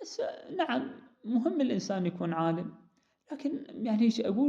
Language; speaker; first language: Arabic; native; Arabic